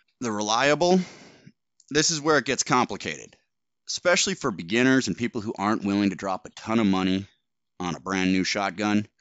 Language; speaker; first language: English; native; English